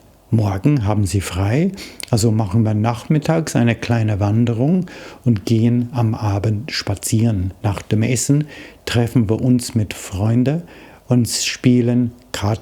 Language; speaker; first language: German; non-native, fluent; English